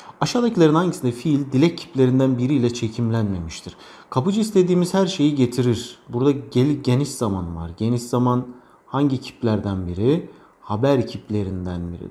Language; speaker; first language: Turkish; native; Turkish